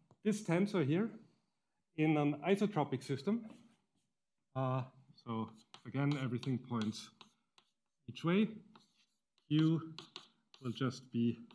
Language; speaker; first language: English; non-native, fluent; German